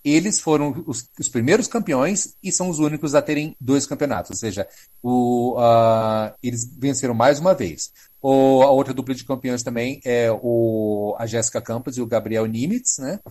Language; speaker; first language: Portuguese; native; Portuguese